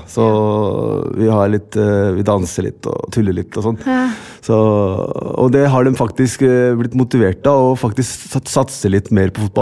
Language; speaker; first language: Norwegian; non-native, fluent; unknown